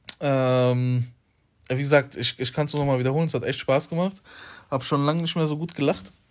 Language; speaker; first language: German; early bilingual, other home language; Polish